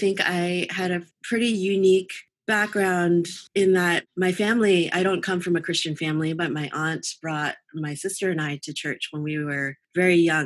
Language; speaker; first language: English; native; English